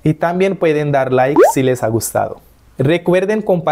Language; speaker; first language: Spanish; non-native, fluent; Hindi